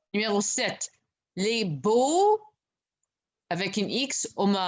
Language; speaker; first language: French; non-native, local second language; English